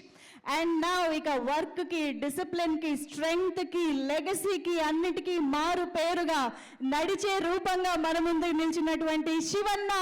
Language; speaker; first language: Telugu; native; Telugu